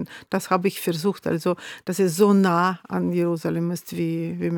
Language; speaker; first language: German; non-native, fluent; Russian